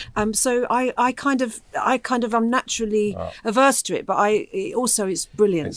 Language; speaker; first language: English; native; English